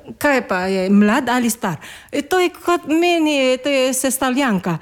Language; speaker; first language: Slovenian; non-native, learner; Filipino